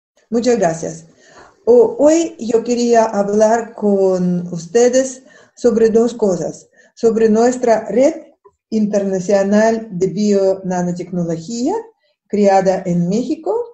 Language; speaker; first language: Spanish; non-native, fluent; Russian